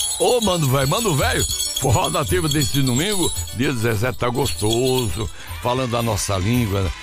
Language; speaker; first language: Portuguese; native; Portuguese